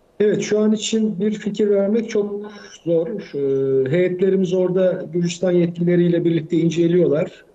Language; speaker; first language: Turkish; native; Turkish